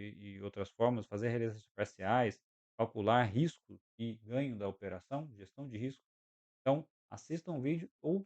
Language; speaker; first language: Portuguese; native; Portuguese